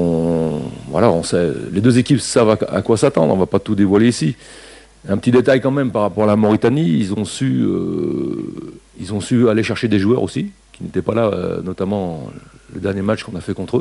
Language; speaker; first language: French; native; French